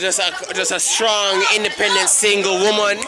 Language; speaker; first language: English; native; English